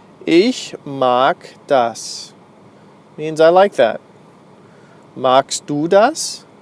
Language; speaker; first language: German; non-native, fluent; English